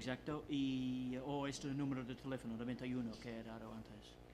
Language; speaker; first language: Spanish; non-native, fluent; English